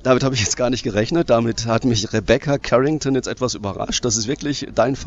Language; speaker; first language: German; native; German